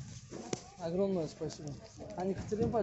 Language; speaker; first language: Russian; non-native, fluent; Tajik